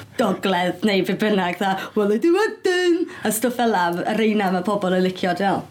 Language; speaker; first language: Welsh; native; Welsh